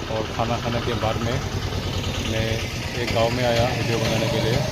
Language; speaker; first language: Hindi; non-native, local second language; Assamese